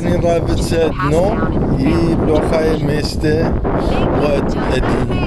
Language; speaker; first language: Russian; non-native, learner; Arabic